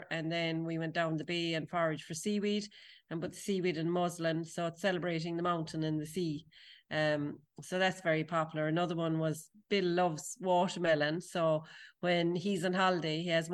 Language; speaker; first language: English; native; English